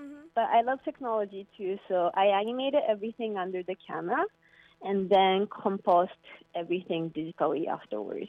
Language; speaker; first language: English; non-native, fluent; Japanese